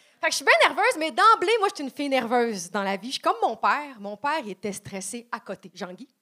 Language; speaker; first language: French; native; French